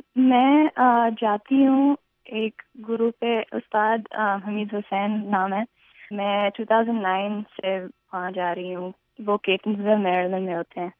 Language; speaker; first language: Urdu; early bilingual, heritage; Urdu